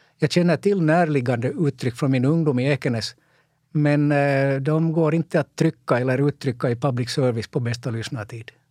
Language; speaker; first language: Swedish; native; Swedish